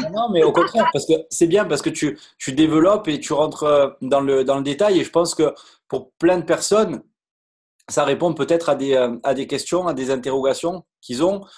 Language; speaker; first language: French; native; French